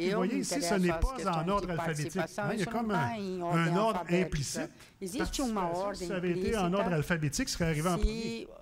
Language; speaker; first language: French; native; French